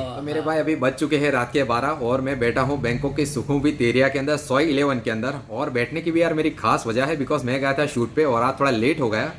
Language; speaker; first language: Hindi; native; Hindi